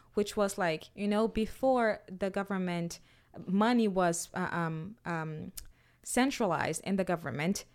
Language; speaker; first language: English; non-native, fluent; Portuguese